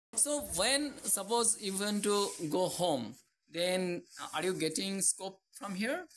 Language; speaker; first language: English; non-native, local second language; Bangla